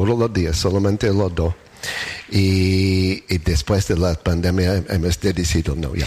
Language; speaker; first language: Spanish; non-native, learner; English